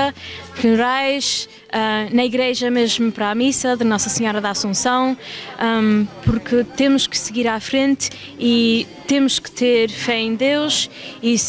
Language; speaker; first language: Portuguese; early bilingual, heritage; Portuguese